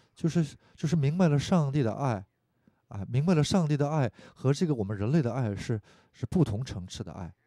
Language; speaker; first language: Chinese; non-native, fluent; Korean